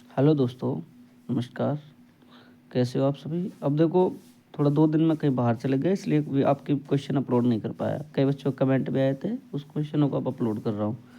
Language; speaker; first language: Hindi; native; Hindi